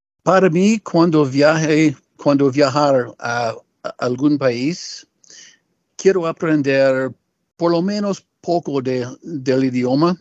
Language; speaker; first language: Spanish; non-native, learner; English